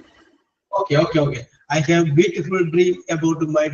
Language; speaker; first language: English; non-native, local second language; Malayalam